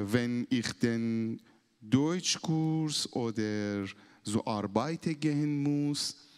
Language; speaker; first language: German; non-native, learner; Persian